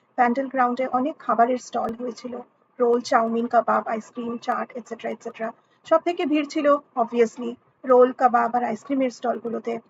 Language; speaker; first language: Bangla; early bilingual, heritage; Bangla